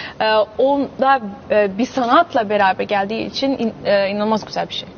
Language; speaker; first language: Turkish; early bilingual, heritage; Turkish